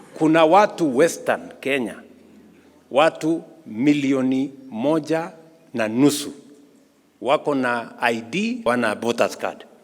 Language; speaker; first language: Swahili; non-native, local second language; Kalenjin